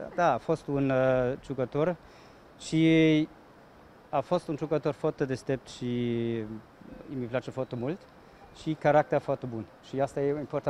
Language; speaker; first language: Romanian; non-native, learner; German